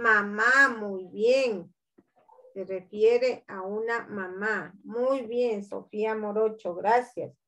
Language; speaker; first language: Spanish; native; Spanish